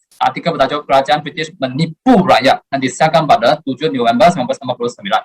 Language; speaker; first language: Malay; non-native, local second language; Chinese